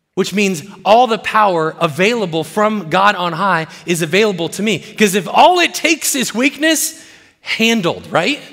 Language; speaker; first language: English; native; English